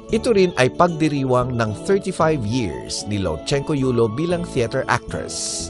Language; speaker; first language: Filipino; native; Filipino